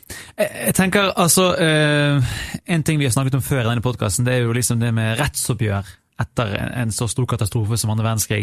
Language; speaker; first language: Norwegian; native; Norwegian